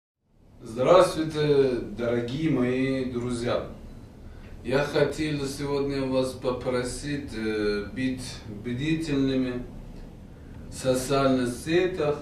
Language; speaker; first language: Russian; non-native, fluent; Persian